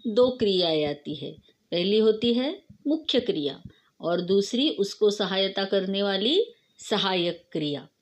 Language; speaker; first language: Hindi; non-native, local second language; Marathi